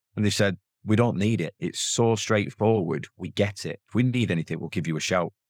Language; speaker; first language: English; native; English